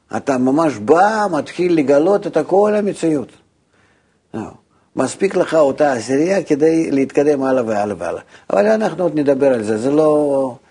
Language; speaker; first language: Hebrew; non-native, fluent; Russian